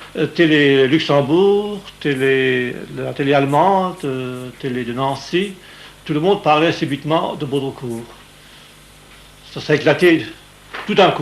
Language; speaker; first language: French; native; French